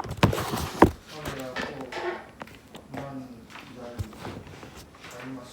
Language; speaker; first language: Japanese; non-native, learner; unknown